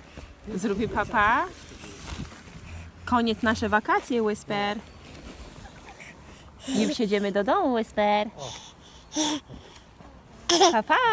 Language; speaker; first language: Polish; non-native, fluent; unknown